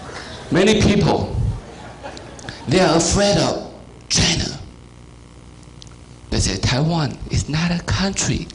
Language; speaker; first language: English; non-native, fluent; Chinese